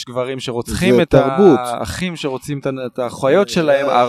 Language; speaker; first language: Hebrew; native; Hebrew